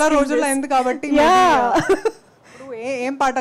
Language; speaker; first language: Telugu; non-native, local second language; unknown